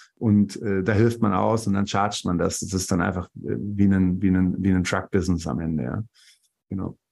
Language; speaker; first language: German; native; German